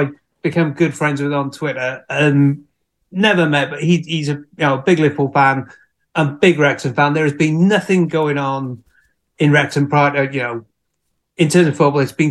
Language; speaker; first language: English; native; English